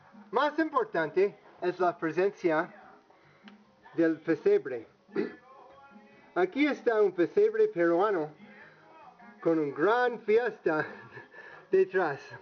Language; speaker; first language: Spanish; non-native, learner; English